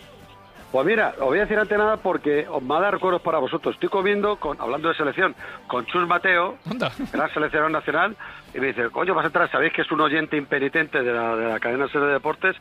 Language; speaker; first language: Spanish; native; Spanish